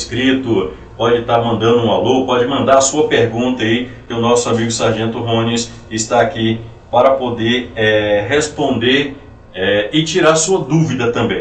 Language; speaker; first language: Portuguese; native; Portuguese